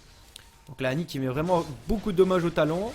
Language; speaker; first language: French; native; French